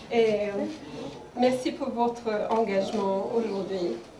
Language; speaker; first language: French; non-native, fluent; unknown